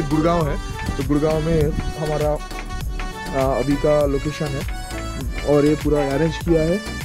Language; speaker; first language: Hindi; non-native, local second language; Bangla